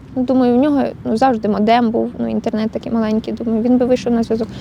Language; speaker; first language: Ukrainian; native; Ukrainian